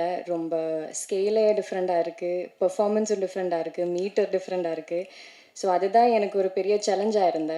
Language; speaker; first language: Tamil; non-native, learner; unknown